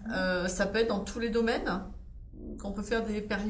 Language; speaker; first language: French; native; French